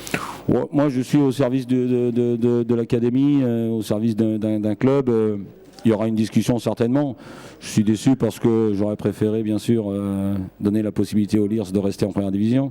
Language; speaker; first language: French; native; French